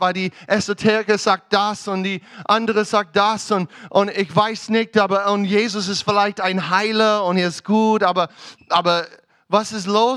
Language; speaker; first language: German; non-native, fluent; English